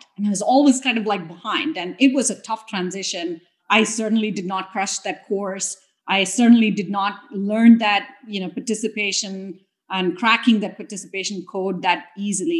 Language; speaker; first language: English; non-native, local second language; Tamil